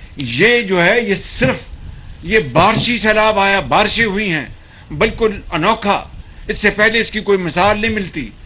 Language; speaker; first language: Urdu; non-native, local second language; Punjabi